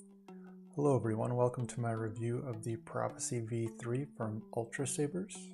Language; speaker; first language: English; native; English